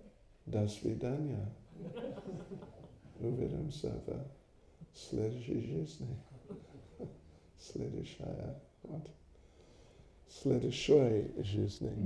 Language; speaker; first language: Russian; non-native, learner; English